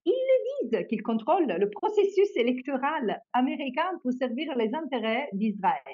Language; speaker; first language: French; non-native, fluent; Italian